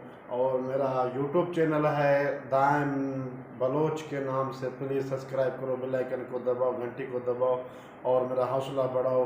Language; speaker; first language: Hindi; non-native, local second language; Baluchi